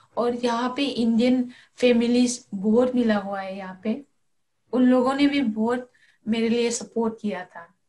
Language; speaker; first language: Hindi; non-native, local second language; Manipuri